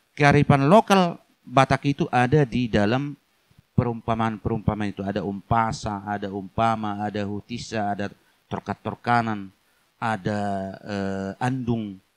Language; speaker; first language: Indonesian; non-native, local second language; Batak Toba